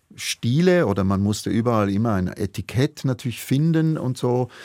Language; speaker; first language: German; native; German